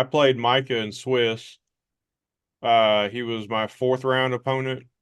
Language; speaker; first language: English; native; English